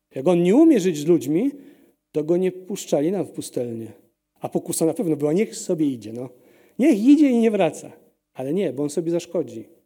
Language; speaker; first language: Polish; early bilingual, heritage; Polish